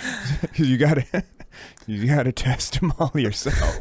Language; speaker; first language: English; native; English